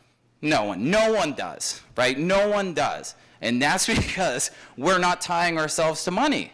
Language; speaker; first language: English; native; English